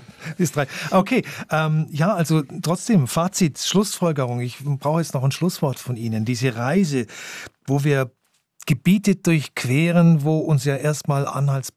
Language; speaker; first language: German; native; German